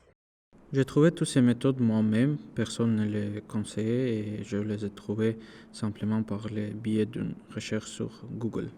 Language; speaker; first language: French; non-native, learner; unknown